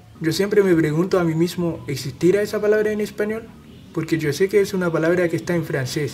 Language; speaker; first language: Spanish; non-native, fluent; Haitian Creole